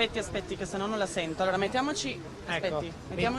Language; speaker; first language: Italian; native; Italian